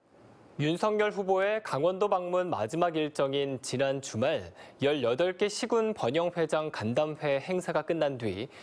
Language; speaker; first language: Korean; native; Korean